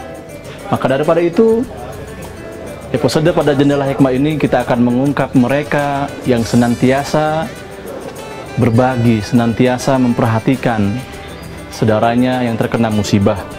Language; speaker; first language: Indonesian; native; Indonesian